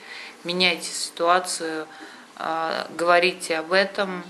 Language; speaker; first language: Russian; native; Russian